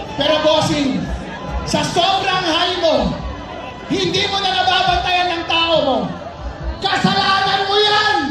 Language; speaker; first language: Filipino; non-native, local second language; Iloko